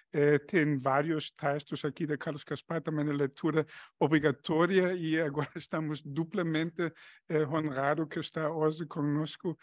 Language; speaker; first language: Portuguese; non-native, fluent; German